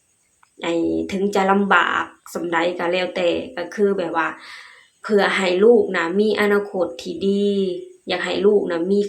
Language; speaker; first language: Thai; non-native, local second language; Lao